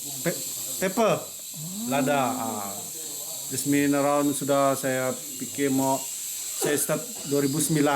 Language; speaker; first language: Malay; non-native, local second language; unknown